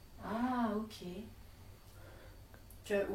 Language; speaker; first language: French; native; French